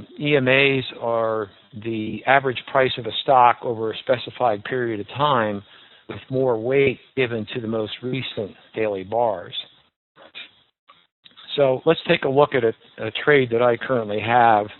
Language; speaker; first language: English; native; English